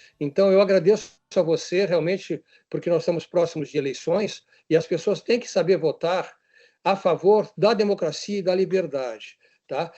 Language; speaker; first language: Portuguese; native; Portuguese